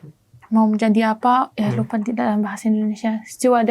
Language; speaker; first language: Indonesian; non-native, learner; German